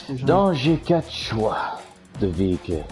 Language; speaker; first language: French; native; French